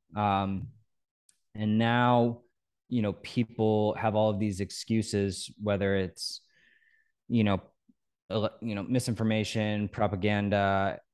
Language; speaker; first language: English; native; English